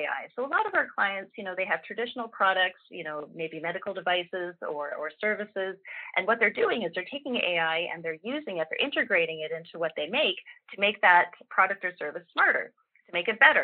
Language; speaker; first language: English; native; English